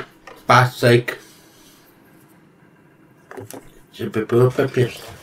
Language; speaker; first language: Polish; non-native, learner; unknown